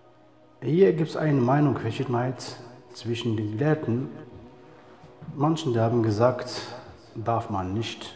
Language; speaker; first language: German; non-native, fluent; Arabic